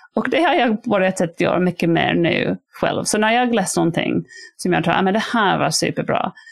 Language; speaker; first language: Swedish; non-native, fluent; English